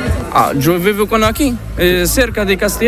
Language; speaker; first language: Spanish; non-native, learner; Arabic